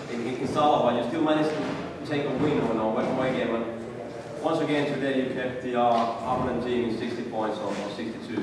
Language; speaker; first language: English; non-native, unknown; Finnish